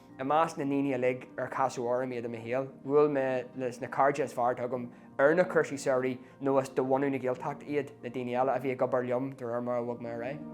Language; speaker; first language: Irish; non-native, local second language; English